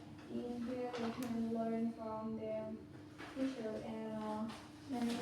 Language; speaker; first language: English; non-native, learner; Vietnamese